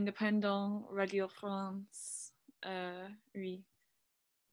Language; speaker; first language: French; non-native, learner; English